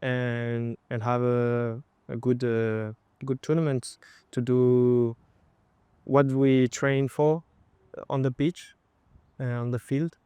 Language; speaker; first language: English; non-native, fluent; French